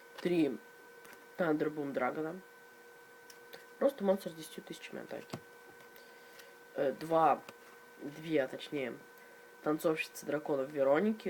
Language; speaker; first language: Russian; native; Russian